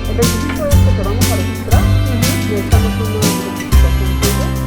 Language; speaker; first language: Spanish; native; Spanish